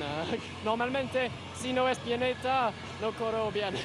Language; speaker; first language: Spanish; non-native, learner; English